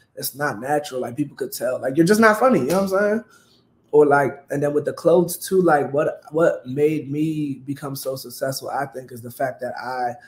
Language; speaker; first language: English; native; English